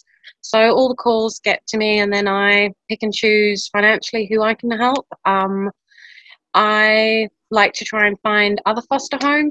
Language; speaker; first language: English; native; English